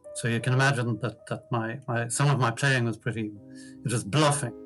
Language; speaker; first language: English; native; English